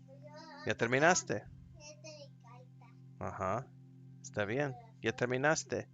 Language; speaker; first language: Spanish; non-native, learner; English